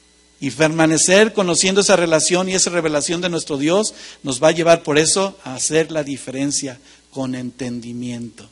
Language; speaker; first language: Spanish; native; Spanish